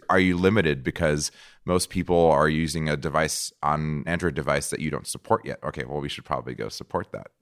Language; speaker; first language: English; non-native, fluent; Portuguese